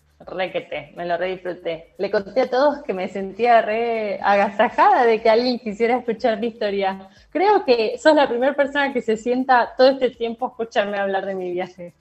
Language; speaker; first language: Spanish; native; Spanish